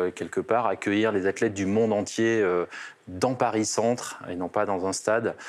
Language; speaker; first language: French; native; French